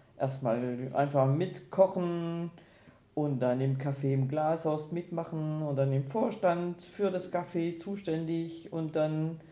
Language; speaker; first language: German; non-native, fluent; French